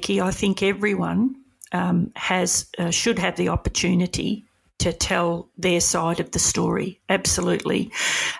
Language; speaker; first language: English; native; English